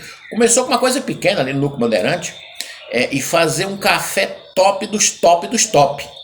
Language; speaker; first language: Portuguese; native; Portuguese